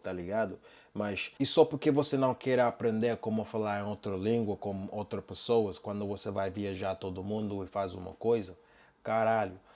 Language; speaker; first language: Portuguese; non-native, learner; English